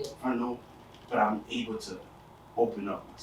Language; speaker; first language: English; native; English